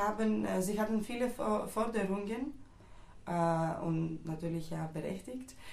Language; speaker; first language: German; non-native, fluent; Greek